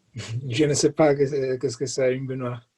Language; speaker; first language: French; non-native, learner; Italian